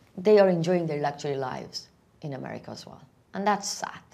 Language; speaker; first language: English; non-native, fluent; Persian